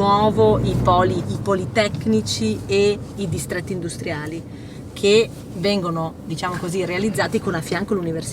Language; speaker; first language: Italian; native; Italian